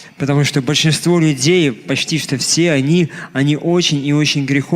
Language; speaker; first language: Russian; native; Russian